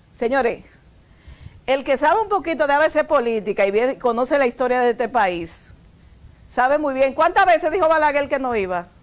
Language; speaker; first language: Spanish; native; Spanish